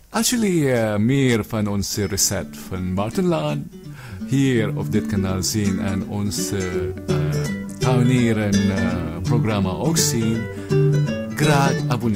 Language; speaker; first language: Dutch; non-native, learner; Filipino